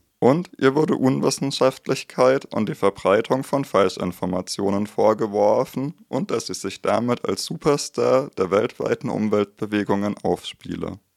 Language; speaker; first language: German; native; German